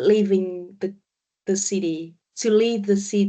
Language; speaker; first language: English; non-native, learner; Vietnamese